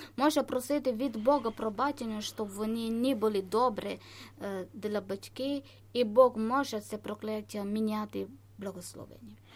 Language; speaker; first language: Ukrainian; non-native, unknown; Malayalam